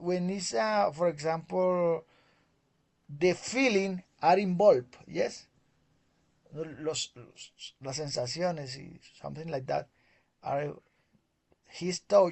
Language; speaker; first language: English; non-native, learner; Spanish